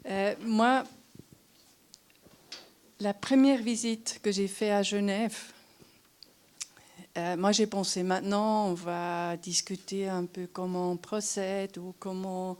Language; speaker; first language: French; non-native, local second language; German